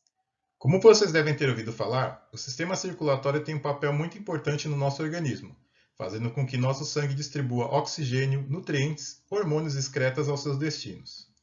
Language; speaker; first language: Portuguese; native; Portuguese